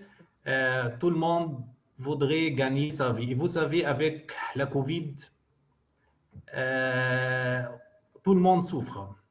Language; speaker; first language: French; non-native, fluent; Arabic